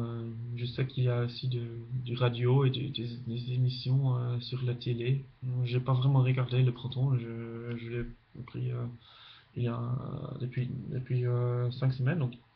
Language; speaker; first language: French; non-native, fluent; Dutch